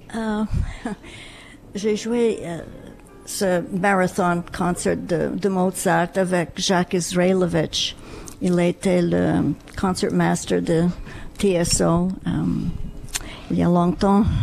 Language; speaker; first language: French; non-native, fluent; English